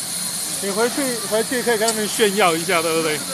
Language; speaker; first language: Chinese; native; Chinese